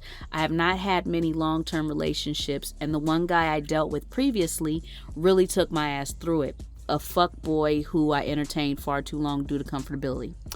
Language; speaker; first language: English; native; English